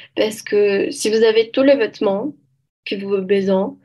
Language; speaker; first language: French; non-native, learner; Portuguese